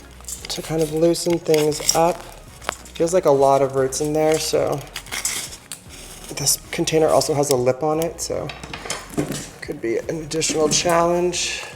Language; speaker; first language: English; native; English